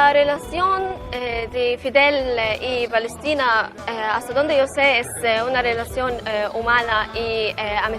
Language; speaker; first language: Spanish; non-native, learner; Arabic